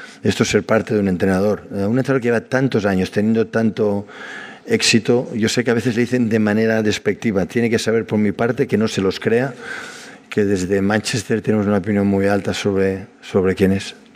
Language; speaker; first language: Spanish; non-native, local second language; Catalan